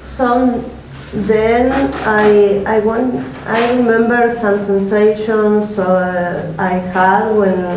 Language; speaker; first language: English; non-native, learner; Spanish